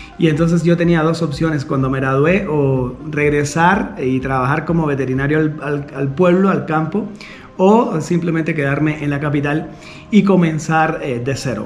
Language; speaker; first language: Spanish; native; Spanish